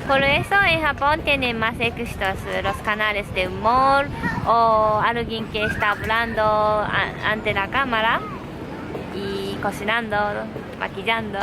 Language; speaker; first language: Spanish; non-native, fluent; Japanese